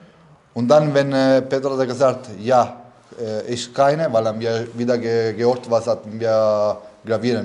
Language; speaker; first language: German; non-native, learner; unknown